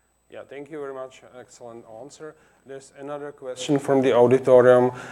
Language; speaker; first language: English; non-native, fluent; Czech